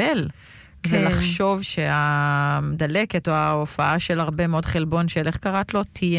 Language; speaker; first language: Hebrew; native; Hebrew